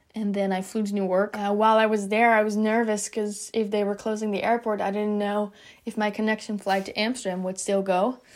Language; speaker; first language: English; non-native, fluent; Dutch